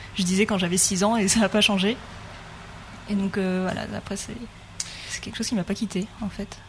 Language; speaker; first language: French; native; French